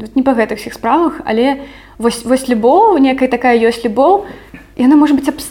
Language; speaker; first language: Belarusian; non-native, local second language; Russian